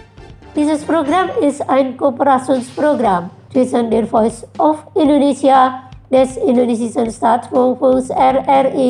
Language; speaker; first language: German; non-native, learner; Indonesian